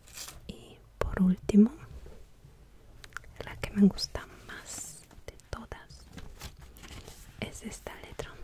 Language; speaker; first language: Spanish; non-native, fluent; Russian